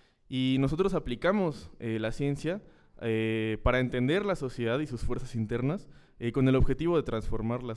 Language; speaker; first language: Spanish; native; Spanish